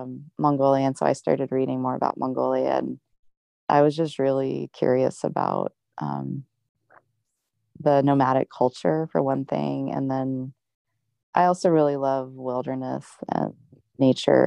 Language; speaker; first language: English; native; English